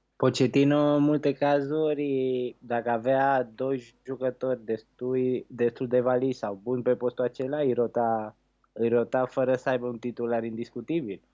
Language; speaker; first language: Romanian; early bilingual, heritage; Romanian